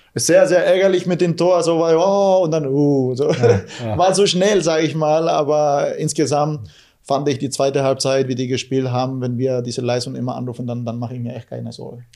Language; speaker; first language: German; non-native, fluent; Guarani